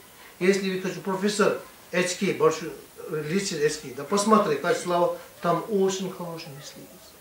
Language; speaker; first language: Russian; non-native, learner; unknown